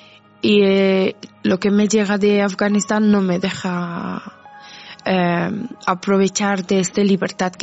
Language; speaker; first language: Spanish; non-native, fluent; Persian